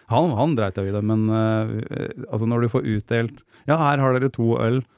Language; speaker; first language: Norwegian; native; Norwegian